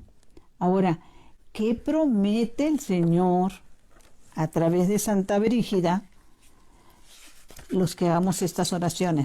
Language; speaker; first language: Spanish; native; Spanish